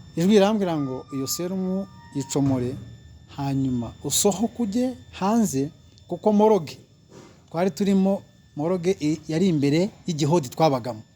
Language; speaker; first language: Kinyarwanda; early bilingual, heritage; Kinyarwanda